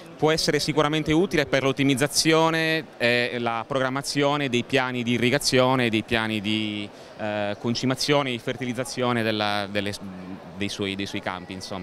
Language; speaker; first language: Italian; native; Italian